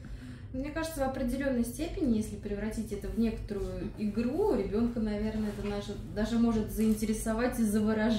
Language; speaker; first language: Russian; native; Russian